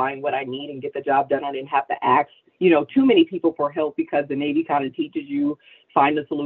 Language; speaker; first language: English; native; English